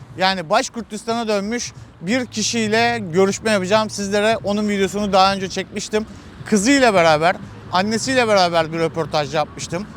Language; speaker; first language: Turkish; native; Turkish